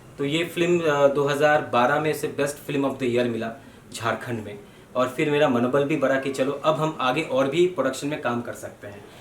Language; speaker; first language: Hindi; non-native, local second language; Bangla